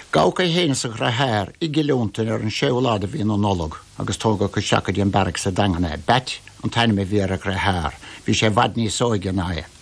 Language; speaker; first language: Irish; native; Irish